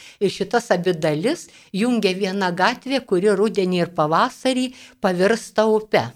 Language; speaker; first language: Lithuanian; native; Lithuanian